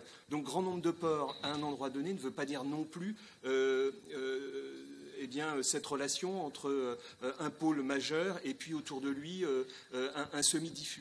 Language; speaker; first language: French; native; French